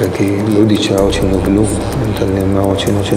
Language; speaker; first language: Russian; early bilingual, heritage; Russian